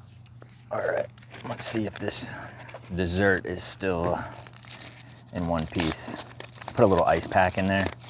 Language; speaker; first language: English; native; English